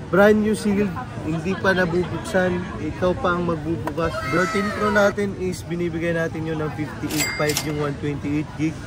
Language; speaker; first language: Filipino; non-native, local second language; Maranao